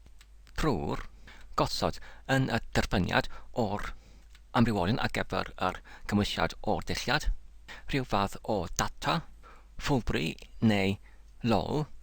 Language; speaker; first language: Welsh; non-native, learner; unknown